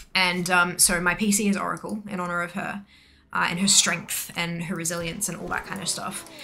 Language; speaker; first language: English; native; English